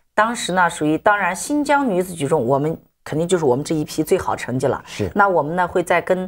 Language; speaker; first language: Chinese; native; Chinese